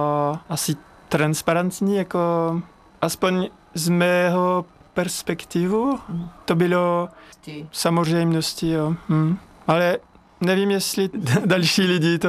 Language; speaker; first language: Czech; non-native, fluent; French